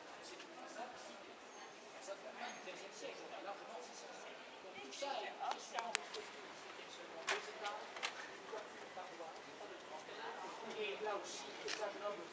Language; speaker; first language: French; native; French